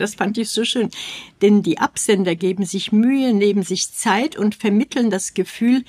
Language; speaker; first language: German; native; German